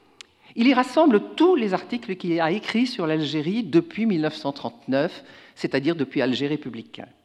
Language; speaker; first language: French; native; French